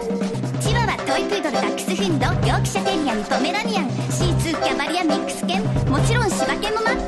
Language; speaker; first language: Japanese; native; Japanese